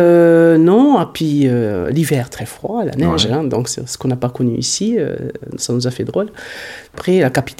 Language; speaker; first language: French; early bilingual, other home language; Hungarian